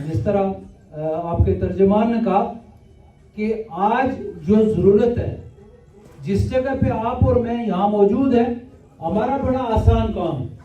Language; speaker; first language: Urdu; non-native, local second language; Punjabi